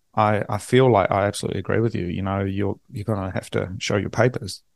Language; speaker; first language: English; native; English